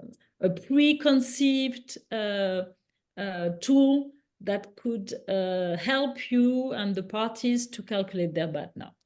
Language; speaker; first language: English; non-native, fluent; French